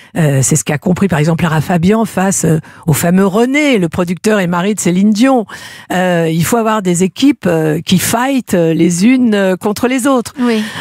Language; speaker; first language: French; native; French